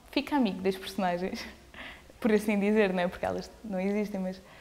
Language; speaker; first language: Portuguese; native; Portuguese